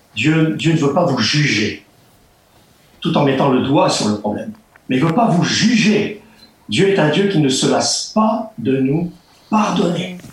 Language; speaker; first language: French; native; French